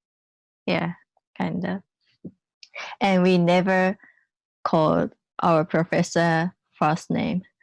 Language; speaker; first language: English; non-native, learner; Japanese